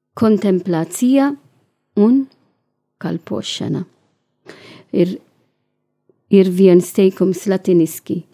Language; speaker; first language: Latvian; non-native, learner; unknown